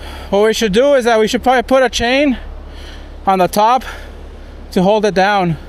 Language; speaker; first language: English; early bilingual, other home language; Spanish